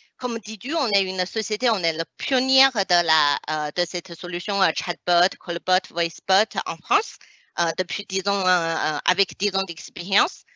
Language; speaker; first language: French; non-native, fluent; Chinese